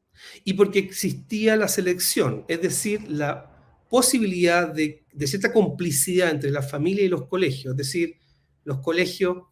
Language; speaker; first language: Spanish; native; Spanish